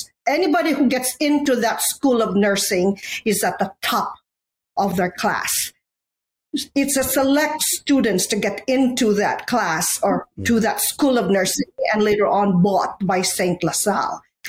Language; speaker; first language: English; non-native, local second language; Hiligaynon